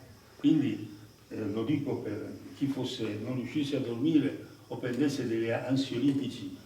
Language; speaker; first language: Italian; native; Italian